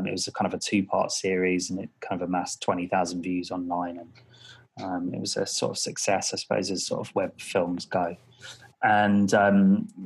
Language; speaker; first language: English; native; English